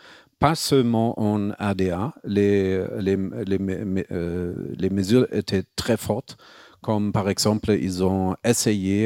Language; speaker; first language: French; non-native, fluent; German